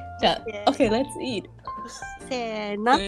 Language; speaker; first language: English; non-native, fluent; Japanese